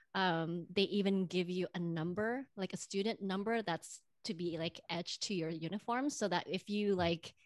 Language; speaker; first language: English; non-native, fluent; Indonesian